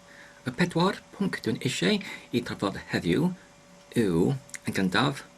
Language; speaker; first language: Welsh; non-native, learner; English